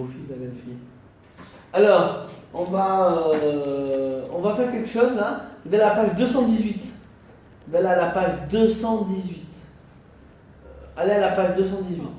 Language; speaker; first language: French; non-native, fluent; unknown